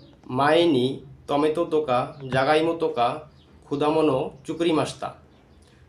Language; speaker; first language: Japanese; non-native, learner; Bangla